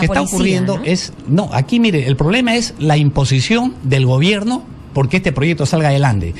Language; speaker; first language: Spanish; native; Spanish